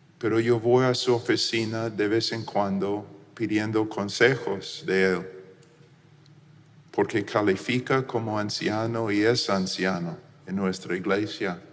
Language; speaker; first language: Spanish; non-native, fluent; English